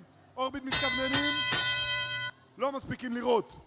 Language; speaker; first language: Hebrew; native; Hebrew